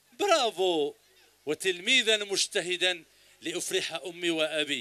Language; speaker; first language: Arabic; native; Arabic